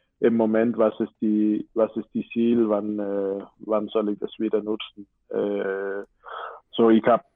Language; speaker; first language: German; non-native, fluent; Danish